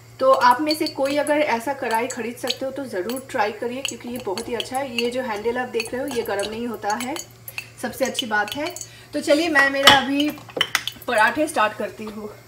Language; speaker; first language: Hindi; non-native, local second language; Bangla